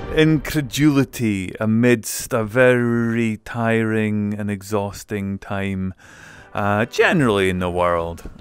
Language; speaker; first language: English; native; English